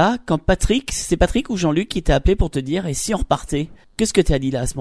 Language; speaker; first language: French; native; French